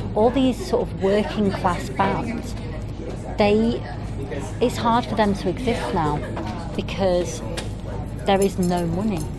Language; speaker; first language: English; native; English